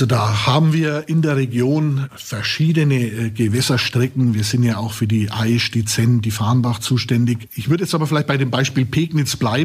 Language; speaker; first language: German; native; German